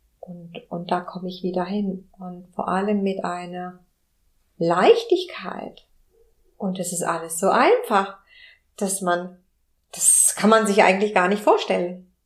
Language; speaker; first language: German; non-native, fluent; Spanish